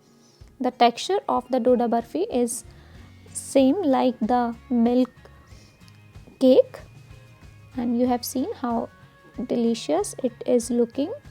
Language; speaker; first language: English; non-native, local second language; Hindi